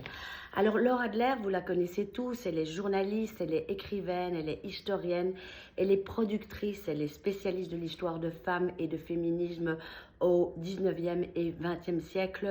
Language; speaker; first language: French; native; French